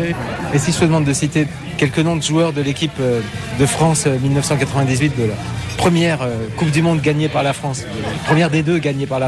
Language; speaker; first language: French; native; French